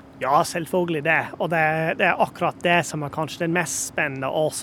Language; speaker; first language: Norwegian; non-native, fluent; English